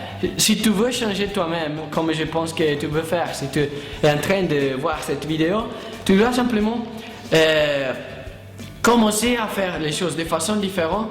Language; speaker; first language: French; non-native, learner; Italian